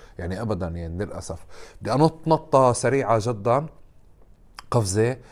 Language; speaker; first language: Arabic; native; Arabic